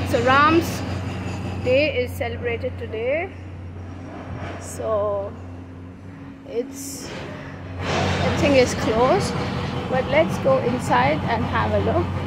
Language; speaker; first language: English; non-native, local second language; Marathi